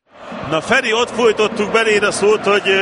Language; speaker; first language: Hungarian; native; Hungarian